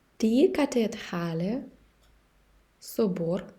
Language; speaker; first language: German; non-native, fluent; Ukrainian